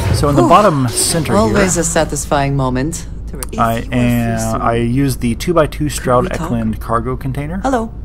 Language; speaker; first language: English; native; English